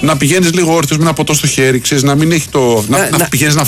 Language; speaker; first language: Greek; native; Greek